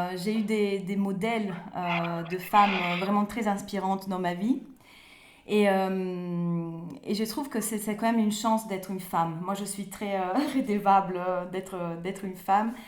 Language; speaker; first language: French; non-native, fluent; Italian